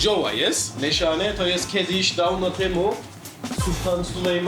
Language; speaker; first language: Polish; non-native, learner; Turkish